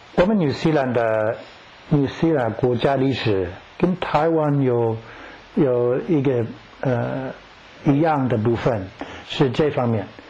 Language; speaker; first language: Chinese; non-native, fluent; English